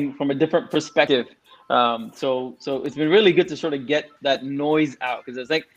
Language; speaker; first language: English; non-native, local second language; Tamil